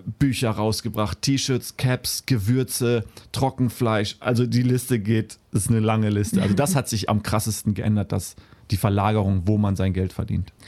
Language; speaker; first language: German; native; German